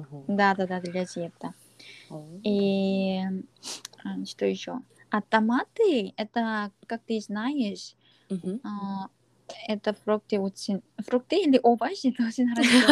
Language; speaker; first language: Russian; non-native, learner; Korean